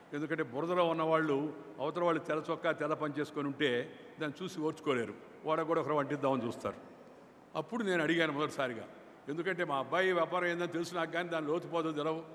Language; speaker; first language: Telugu; native; Telugu